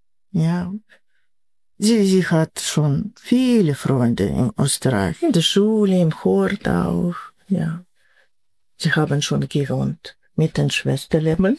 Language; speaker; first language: German; non-native, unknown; Ukrainian